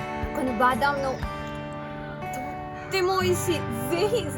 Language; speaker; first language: Japanese; non-native, fluent; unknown